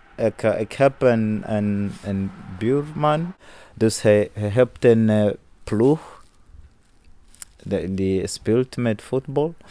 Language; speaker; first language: Dutch; non-native, learner; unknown